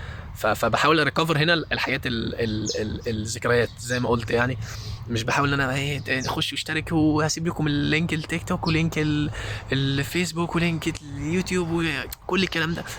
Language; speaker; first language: Arabic; native; Arabic